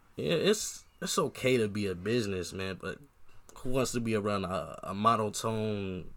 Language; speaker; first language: English; native; English